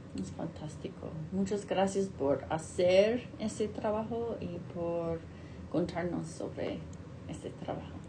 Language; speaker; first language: Spanish; non-native, fluent; English